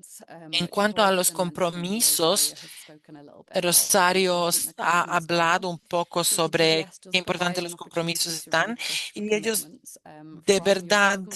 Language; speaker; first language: Spanish; non-native, fluent; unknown